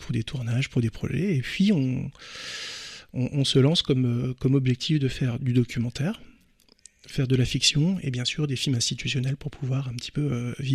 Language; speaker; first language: French; native; French